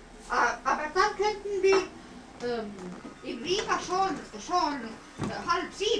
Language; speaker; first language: German; non-native, learner; Estonian